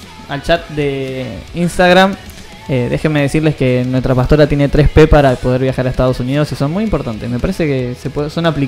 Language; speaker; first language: Spanish; native; Spanish